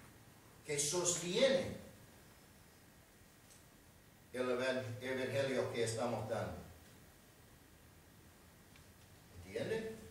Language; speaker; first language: Spanish; non-native, fluent; English